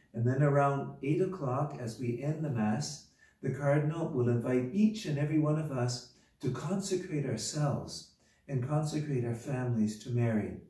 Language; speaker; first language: English; native; English